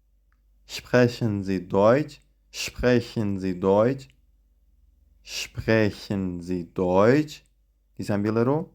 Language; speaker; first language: German; non-native, fluent; Central Kurdish